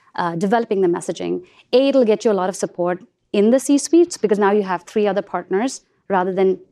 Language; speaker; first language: English; non-native, local second language; Hindi